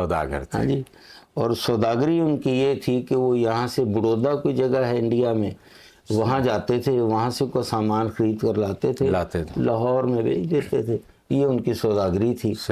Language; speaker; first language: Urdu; non-native, local second language; Punjabi